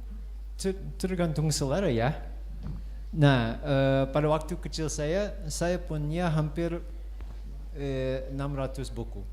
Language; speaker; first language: Indonesian; non-native, fluent; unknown